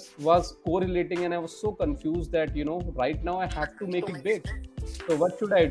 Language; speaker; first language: English; non-native, local second language; Hindi